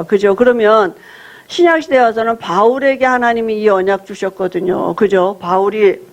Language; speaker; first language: Korean; native; Korean